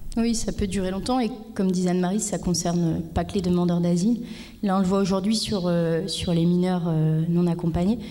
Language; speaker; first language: French; native; French